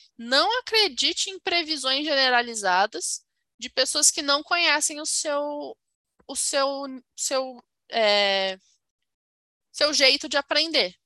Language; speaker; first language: Portuguese; native; Portuguese